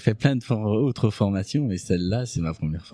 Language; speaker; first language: French; native; French